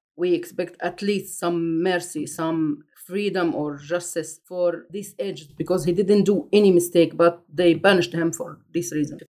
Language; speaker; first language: English; non-native, fluent; Arabic